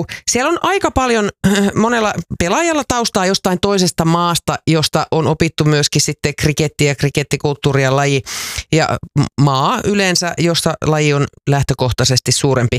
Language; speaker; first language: Finnish; native; Finnish